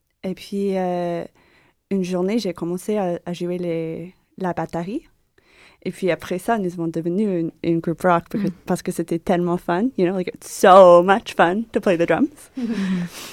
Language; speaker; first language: French; non-native, learner; English